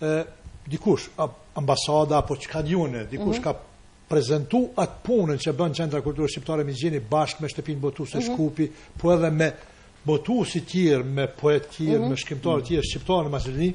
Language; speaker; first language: Albanian; native; Albanian